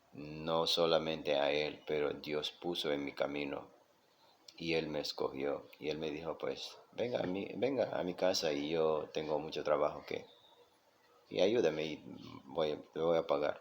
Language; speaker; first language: Spanish; non-native, local second language; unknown